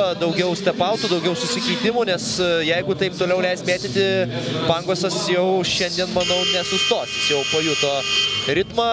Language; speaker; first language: Lithuanian; native; Lithuanian